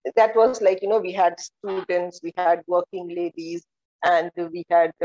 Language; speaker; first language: English; non-native, local second language; Malayalam